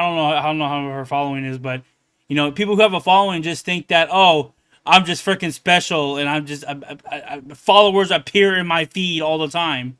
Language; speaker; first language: English; native; English